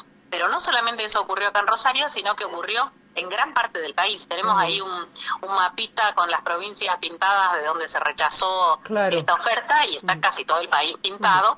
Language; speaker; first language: Spanish; native; Spanish